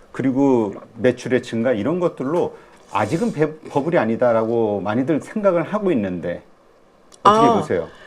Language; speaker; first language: Korean; native; Korean